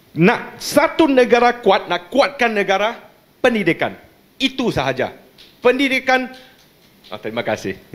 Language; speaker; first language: Malay; non-native, local second language; Chinese